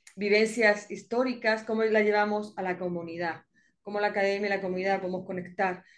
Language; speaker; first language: Spanish; native; Spanish